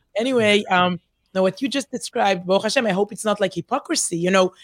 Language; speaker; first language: English; non-native, fluent; Hebrew